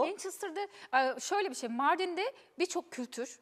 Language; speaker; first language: Turkish; native; Turkish